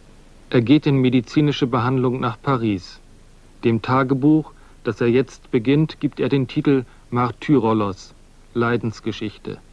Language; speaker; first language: German; native; German